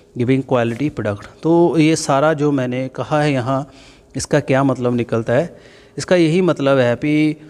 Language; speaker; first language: Hindi; non-native, local second language; Punjabi